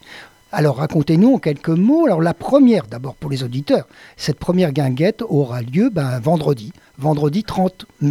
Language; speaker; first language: French; native; French